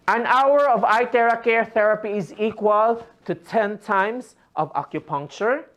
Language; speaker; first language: English; non-native, local second language; Filipino